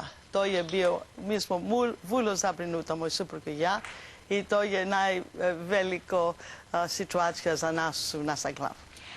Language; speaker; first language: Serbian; non-native, learner; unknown